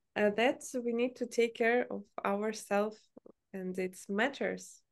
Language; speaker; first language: English; non-native, fluent; Ukrainian